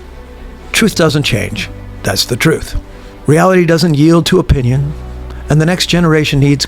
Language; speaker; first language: English; native; English